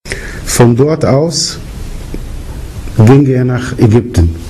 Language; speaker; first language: German; early bilingual, other home language; Arabic